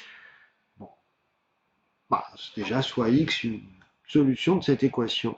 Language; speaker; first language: French; native; French